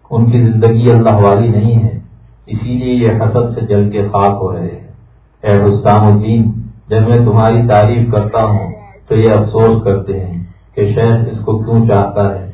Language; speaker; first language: Urdu; native; Urdu